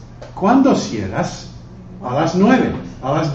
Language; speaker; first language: Spanish; non-native, fluent; English